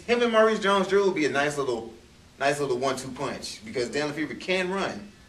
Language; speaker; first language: English; native; English